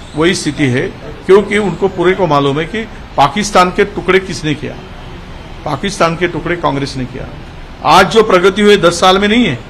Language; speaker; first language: Hindi; non-native, local second language; Marathi